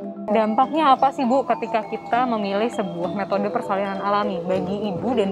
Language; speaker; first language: Indonesian; native; Indonesian